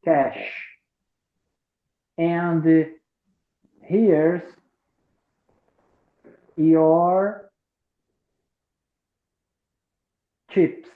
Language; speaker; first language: English; non-native, learner; Portuguese